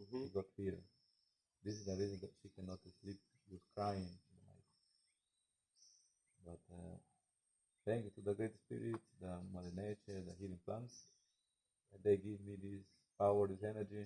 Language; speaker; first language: English; non-native, learner; Spanish